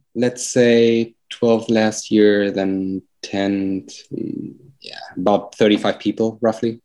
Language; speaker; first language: English; non-native, fluent; German